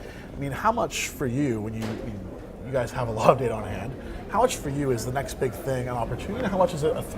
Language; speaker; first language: English; native; English